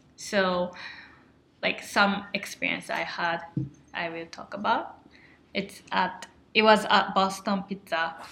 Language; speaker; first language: English; non-native, fluent; Japanese